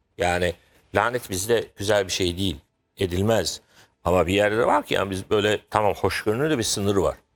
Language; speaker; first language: Turkish; native; Turkish